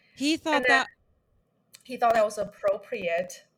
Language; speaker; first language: English; non-native, fluent; Chinese